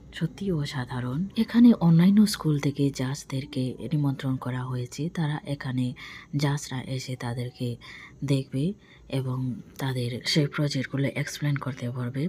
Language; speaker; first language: Bangla; non-native, local second language; Bodo